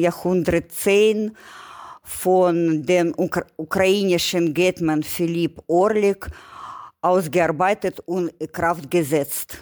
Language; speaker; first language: German; non-native, learner; Ukrainian